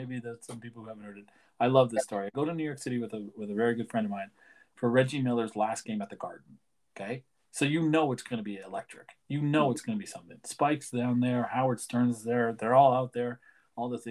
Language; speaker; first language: English; native; English